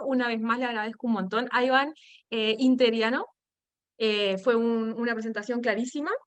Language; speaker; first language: Spanish; native; Spanish